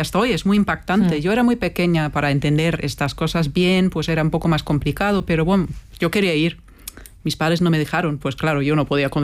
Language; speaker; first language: Spanish; non-native, fluent; German